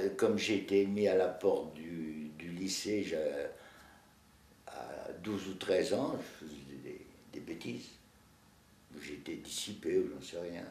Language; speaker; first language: French; native; French